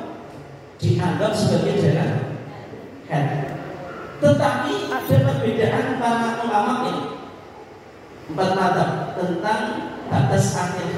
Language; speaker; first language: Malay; non-native, local second language; Javanese